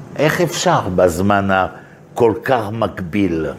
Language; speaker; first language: Hebrew; non-native, fluent; French